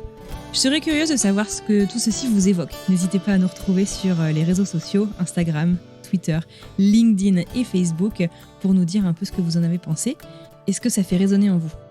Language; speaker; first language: French; native; French